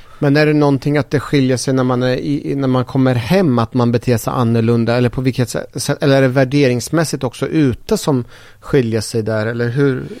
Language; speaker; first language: Swedish; early bilingual, other home language; Persian